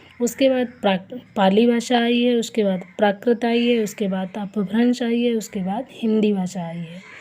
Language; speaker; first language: Hindi; native; Hindi